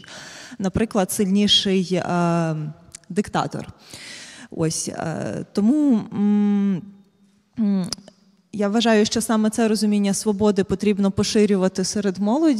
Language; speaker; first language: Ukrainian; native; Ukrainian